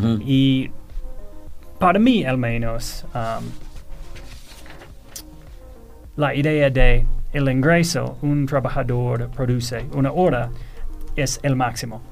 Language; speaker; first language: Spanish; non-native, fluent; English